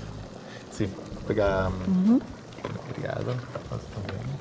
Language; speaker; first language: Portuguese; non-native, fluent; Italian